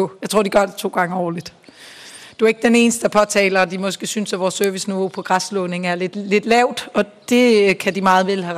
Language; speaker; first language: Danish; native; Danish